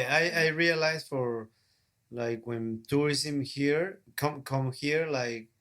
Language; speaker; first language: English; non-native, learner; Spanish